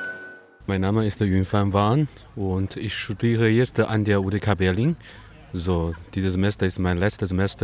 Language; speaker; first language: German; non-native, learner; Chinese